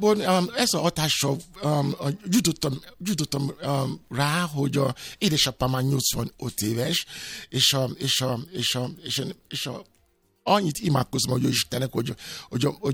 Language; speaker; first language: Hungarian; non-native, fluent; Yoruba